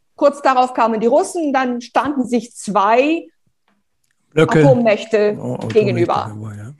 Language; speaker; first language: German; early bilingual, other home language; Romanian